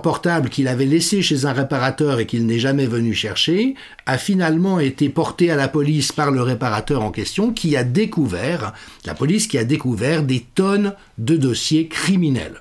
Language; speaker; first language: French; native; French